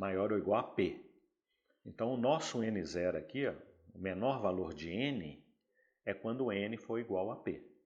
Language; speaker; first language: Portuguese; native; Portuguese